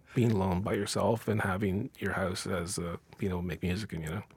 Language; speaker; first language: English; early bilingual, other home language; Ukrainian